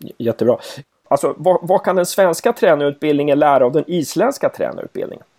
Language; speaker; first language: Swedish; native; Swedish